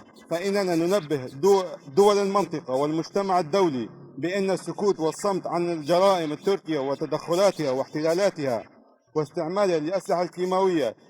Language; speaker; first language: Arabic; non-native, local second language; Kurdish